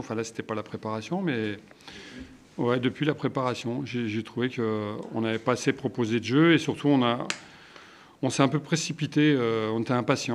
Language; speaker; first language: French; native; French